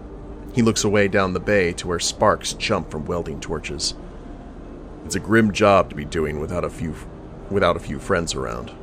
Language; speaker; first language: English; native; English